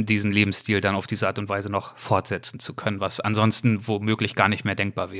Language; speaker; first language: German; native; German